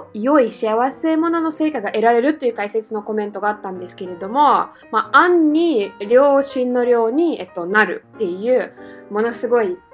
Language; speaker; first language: Japanese; non-native, fluent; Russian